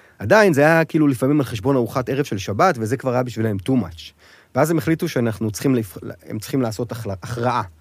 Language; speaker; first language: Hebrew; native; Hebrew